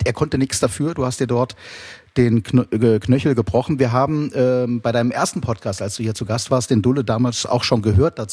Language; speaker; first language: German; native; German